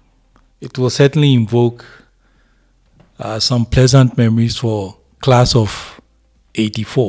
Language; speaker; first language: English; non-native, local second language; Akan